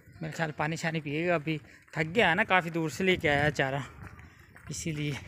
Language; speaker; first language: Hindi; non-native, local second language; Punjabi